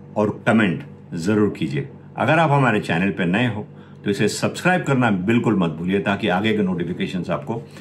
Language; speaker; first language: Hindi; non-native, local second language; Marathi